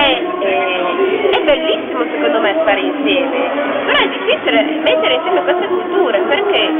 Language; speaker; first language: Italian; native; Italian